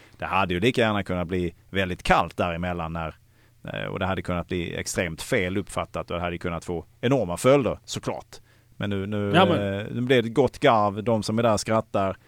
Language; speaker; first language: Swedish; native; Swedish